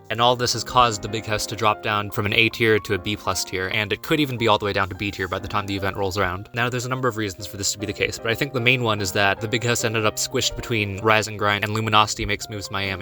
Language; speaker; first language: English; native; English